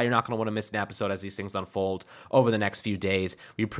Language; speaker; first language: English; native; English